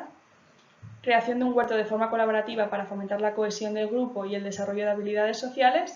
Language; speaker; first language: Spanish; native; Spanish